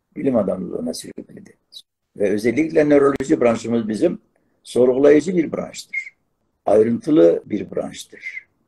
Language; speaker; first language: Turkish; non-native, local second language; Arabic